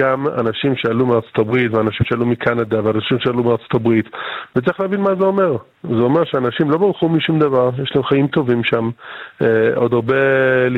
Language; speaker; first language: Hebrew; early bilingual, other home language; English